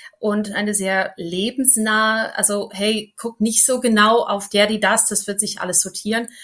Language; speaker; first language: German; non-native, fluent; English